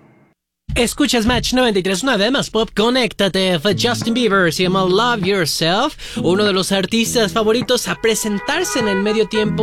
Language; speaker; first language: Spanish; native; Spanish